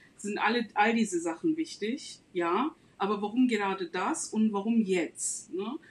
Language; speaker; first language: German; non-native, fluent; Turkish